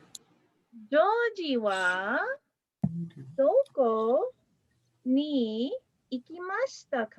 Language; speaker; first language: Japanese; non-native, fluent; English